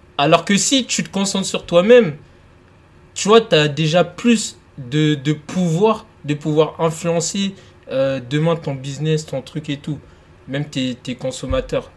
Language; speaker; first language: French; early bilingual, other home language; Lingala